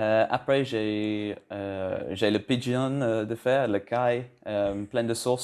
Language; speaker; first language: French; non-native, learner; English